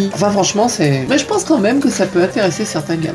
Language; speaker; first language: French; native; French